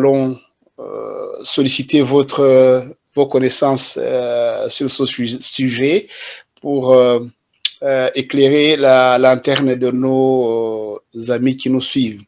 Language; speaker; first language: French; non-native, local second language; Kinyarwanda